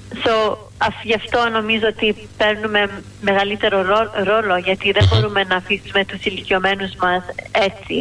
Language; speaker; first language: Greek; early bilingual, heritage; Greek